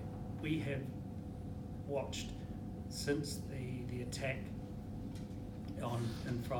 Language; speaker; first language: English; native; English